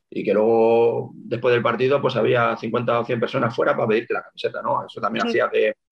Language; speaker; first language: Spanish; native; Spanish